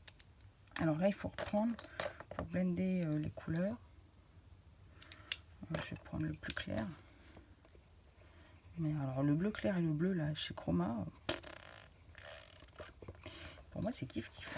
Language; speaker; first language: French; native; French